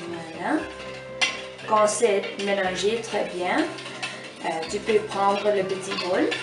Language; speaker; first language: French; non-native, fluent; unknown